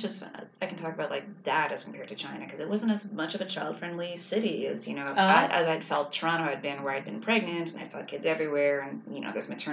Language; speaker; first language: English; native; English